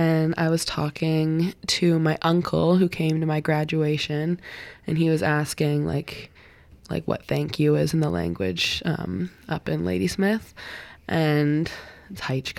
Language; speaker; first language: English; native; English